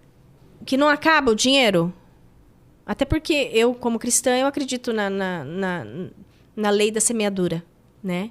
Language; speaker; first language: Portuguese; native; Portuguese